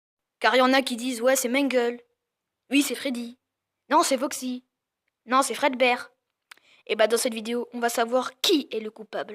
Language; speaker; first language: French; native; French